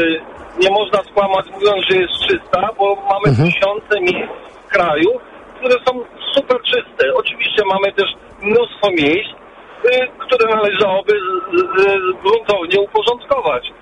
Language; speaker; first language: Polish; early bilingual, heritage; Polish